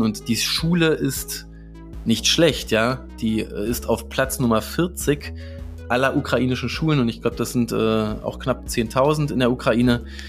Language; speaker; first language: German; native; German